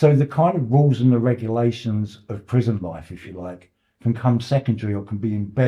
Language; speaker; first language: English; native; English